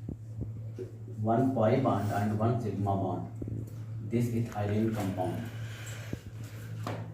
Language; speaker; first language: English; non-native, local second language; Hindi